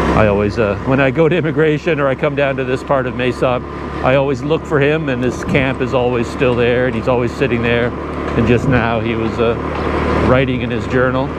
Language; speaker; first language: English; native; English